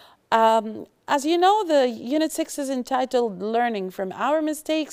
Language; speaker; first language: English; non-native, fluent; Arabic